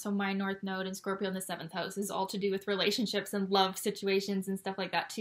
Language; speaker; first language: English; native; English